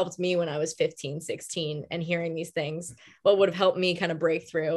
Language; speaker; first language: English; native; English